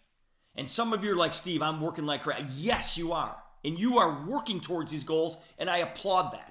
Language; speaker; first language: English; native; English